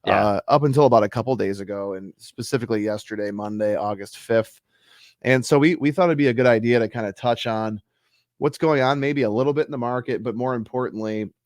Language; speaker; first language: English; native; English